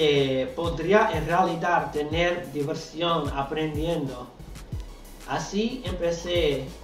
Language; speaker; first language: Spanish; non-native, learner; English